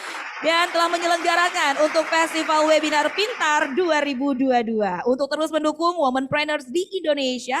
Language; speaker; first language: Indonesian; native; Indonesian